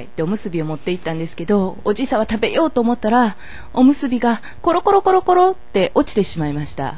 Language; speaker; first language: Japanese; native; Japanese